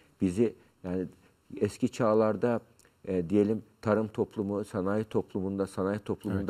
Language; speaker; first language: Turkish; native; Turkish